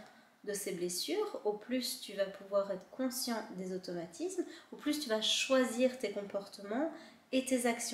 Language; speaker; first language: French; native; French